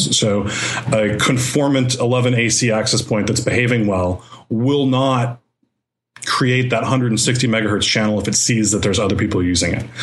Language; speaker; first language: English; native; English